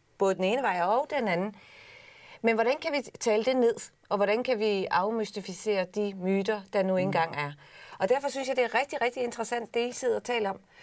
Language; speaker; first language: Danish; native; Danish